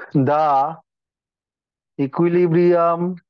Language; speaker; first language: English; non-native, local second language; Hindi